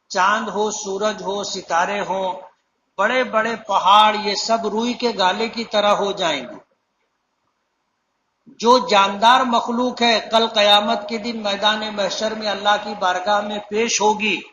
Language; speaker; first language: Urdu; native; Urdu